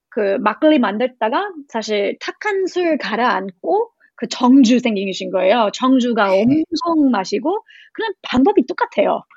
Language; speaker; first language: Korean; non-native, learner; English